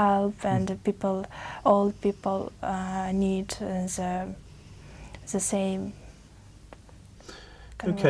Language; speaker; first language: English; non-native, fluent; Uzbek